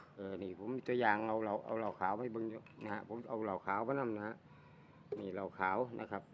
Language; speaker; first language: Thai; native; Thai